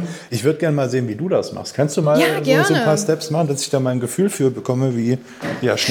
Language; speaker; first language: German; native; German